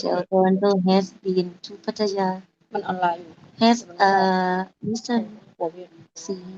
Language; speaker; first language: English; non-native, learner; Thai